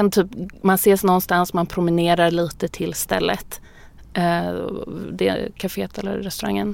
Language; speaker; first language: Swedish; native; Swedish